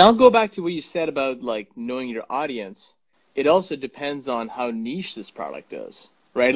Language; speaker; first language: English; non-native, local second language; Punjabi